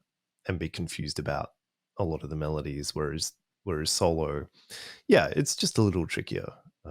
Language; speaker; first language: English; native; English